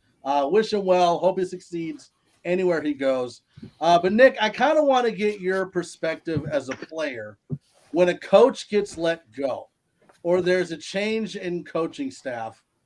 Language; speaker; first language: English; native; English